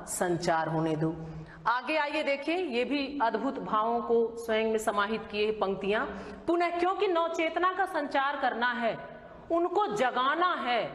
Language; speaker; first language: Hindi; native; Hindi